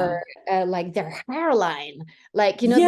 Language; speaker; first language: English; non-native, fluent; French